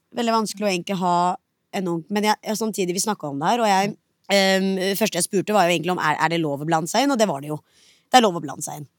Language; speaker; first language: Norwegian; early bilingual, other home language; Hindi